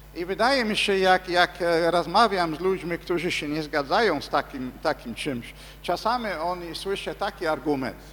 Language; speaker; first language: Polish; non-native, fluent; English